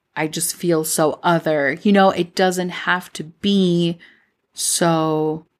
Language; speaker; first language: English; early bilingual, other home language; Spanish